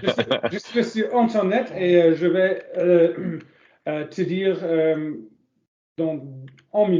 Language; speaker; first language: French; non-native, learner; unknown